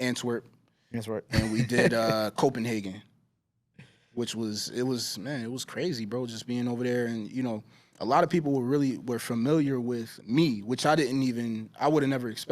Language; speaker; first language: English; native; English